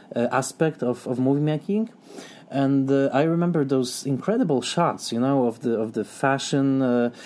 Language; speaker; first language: English; non-native, fluent; Polish